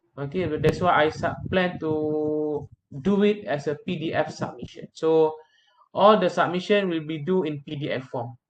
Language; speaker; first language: English; non-native, local second language; Malay